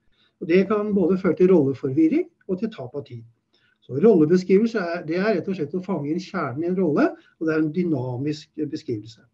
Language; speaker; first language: Norwegian; native; Norwegian